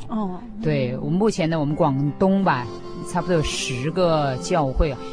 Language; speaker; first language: Chinese; native; Chinese